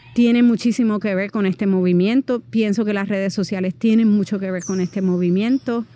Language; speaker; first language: Spanish; native; Spanish